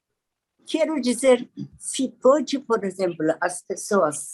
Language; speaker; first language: Portuguese; non-native, learner; Persian